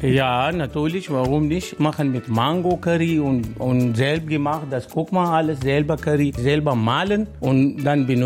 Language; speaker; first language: German; non-native, learner; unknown